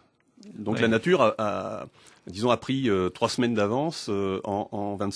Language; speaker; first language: French; native; French